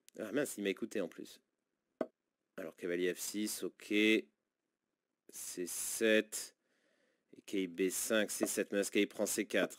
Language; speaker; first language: French; native; French